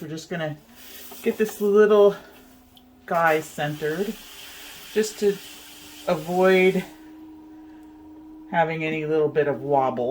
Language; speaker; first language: English; native; English